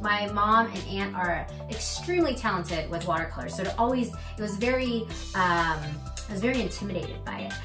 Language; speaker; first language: English; native; English